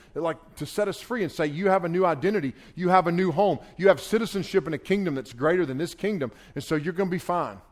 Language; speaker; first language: English; native; English